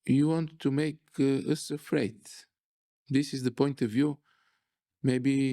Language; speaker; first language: English; non-native, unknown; Bulgarian